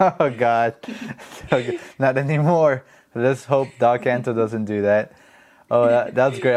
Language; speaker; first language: English; non-native, fluent; Spanish